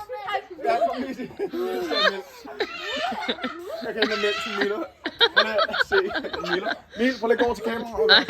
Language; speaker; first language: Danish; native; Danish